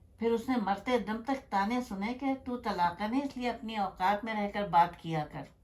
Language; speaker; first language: Urdu; native; Urdu